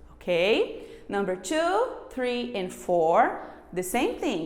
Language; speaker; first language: English; non-native, fluent; Portuguese